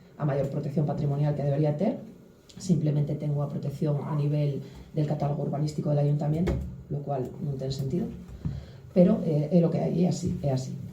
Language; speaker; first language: Galician; native; Galician